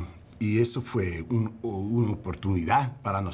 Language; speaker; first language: Spanish; non-native, learner; English